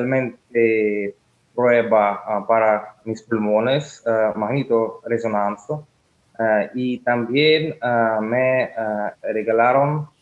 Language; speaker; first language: Spanish; non-native, learner; Russian